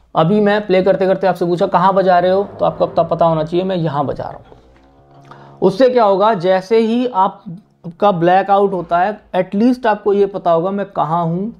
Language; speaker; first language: Hindi; native; Hindi